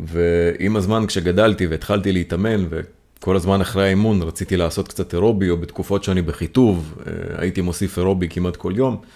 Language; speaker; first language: Hebrew; native; Hebrew